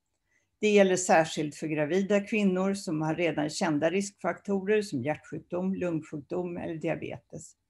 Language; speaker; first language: Swedish; native; Swedish